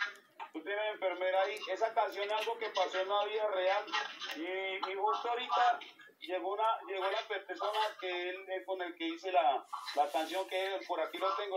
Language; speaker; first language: Spanish; native; Spanish